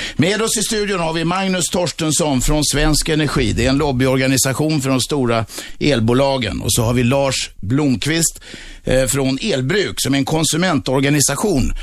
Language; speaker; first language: Swedish; native; Swedish